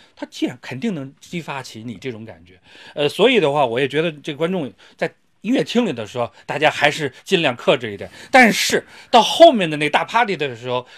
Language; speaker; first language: Chinese; native; Chinese